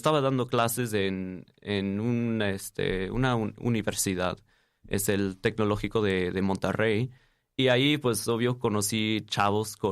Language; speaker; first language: Spanish; non-native, fluent; English